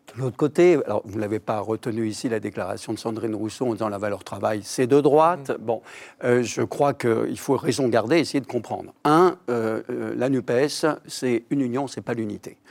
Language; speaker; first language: French; native; French